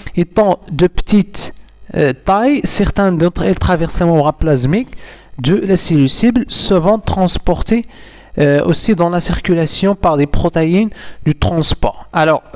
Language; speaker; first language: French; non-native, local second language; Arabic